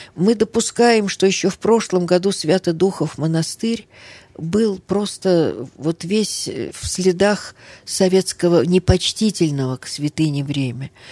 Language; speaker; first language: Russian; early bilingual, heritage; Russian